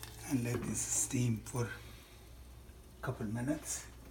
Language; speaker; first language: English; non-native, fluent; Persian